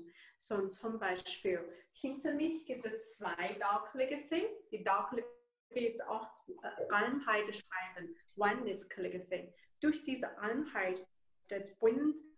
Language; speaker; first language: German; non-native, learner; Chinese